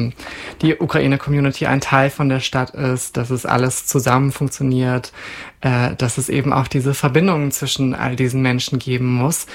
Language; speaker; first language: German; native; German